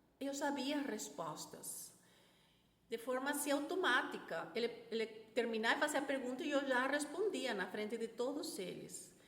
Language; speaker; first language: Portuguese; non-native, fluent; Spanish